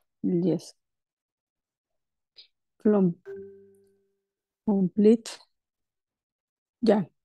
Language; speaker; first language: English; non-native, learner; Spanish